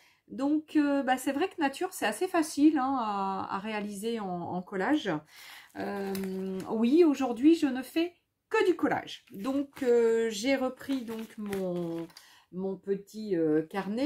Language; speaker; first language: French; native; French